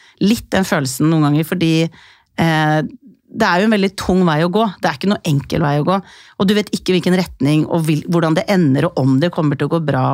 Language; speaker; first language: Norwegian; early bilingual, other home language; Icelandic